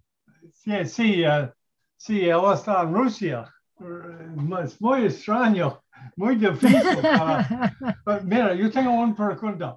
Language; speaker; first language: Spanish; non-native, learner; English